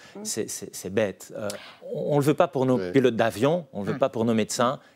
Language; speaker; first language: French; native; French